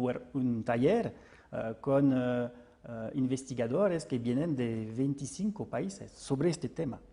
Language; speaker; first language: Spanish; non-native, fluent; French